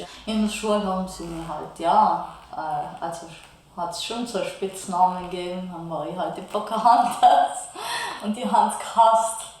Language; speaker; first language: German; early bilingual, other home language; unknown